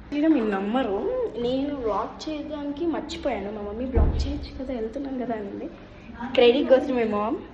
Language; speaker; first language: Telugu; early bilingual, heritage; Telugu